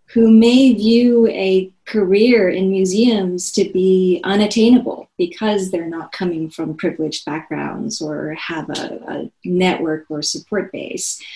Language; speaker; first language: English; non-native, fluent; Korean